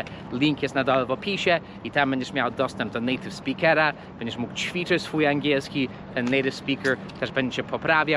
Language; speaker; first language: Polish; non-native, fluent; English